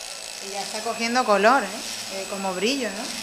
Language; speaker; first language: Spanish; native; Spanish